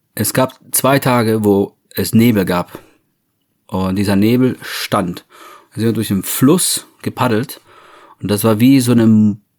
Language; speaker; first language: German; non-native, fluent; English